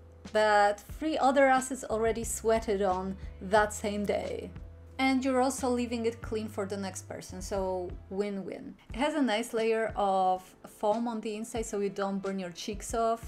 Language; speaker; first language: English; non-native, fluent; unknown